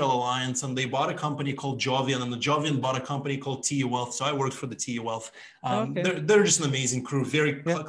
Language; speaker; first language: English; non-native, fluent; Ukrainian